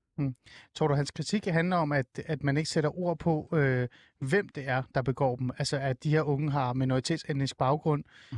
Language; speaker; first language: Danish; early bilingual, other home language; Persian